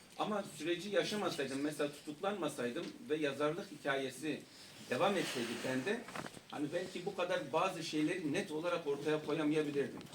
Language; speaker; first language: Turkish; non-native, local second language; Kurdish